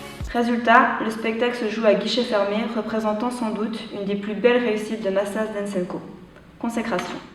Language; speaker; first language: French; native; French